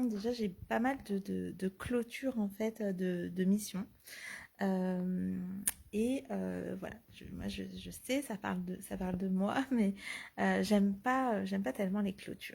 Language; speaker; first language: French; native; French